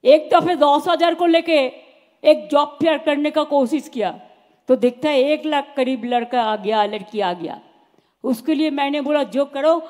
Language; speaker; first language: Hindi; non-native, local second language; Bangla